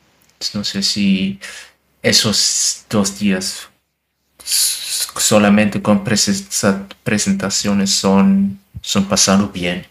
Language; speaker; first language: Spanish; non-native, learner; German